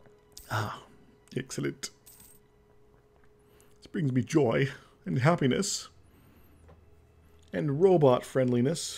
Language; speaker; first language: English; native; English